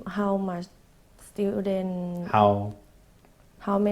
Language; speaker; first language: English; non-native, learner; Thai